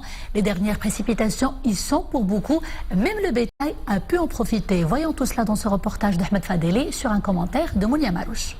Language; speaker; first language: French; non-native, local second language; Arabic